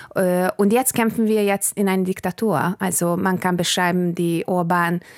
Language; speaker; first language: German; non-native, fluent; Bulgarian